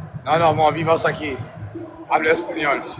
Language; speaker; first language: Spanish; non-native, learner; Albanian